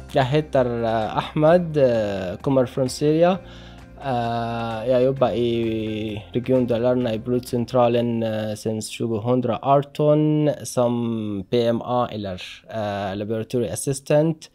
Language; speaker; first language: Swedish; non-native, local second language; Arabic